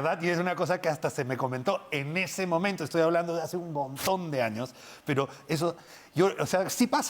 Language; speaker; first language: Spanish; native; Spanish